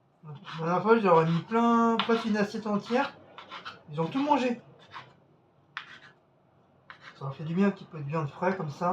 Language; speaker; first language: French; native; French